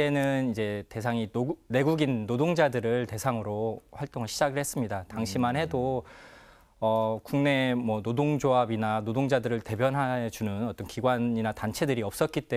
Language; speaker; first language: Korean; native; Korean